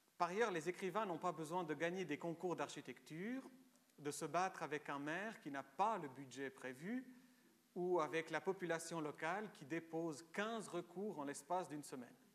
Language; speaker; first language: French; early bilingual, other home language; Romanian